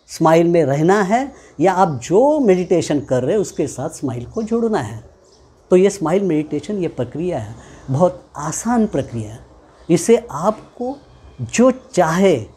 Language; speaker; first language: Hindi; non-native, local second language; Marathi